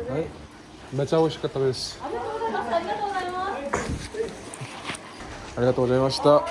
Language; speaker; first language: Japanese; non-native, learner; Korean